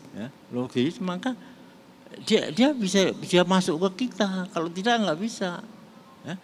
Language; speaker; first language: Indonesian; non-native, local second language; Javanese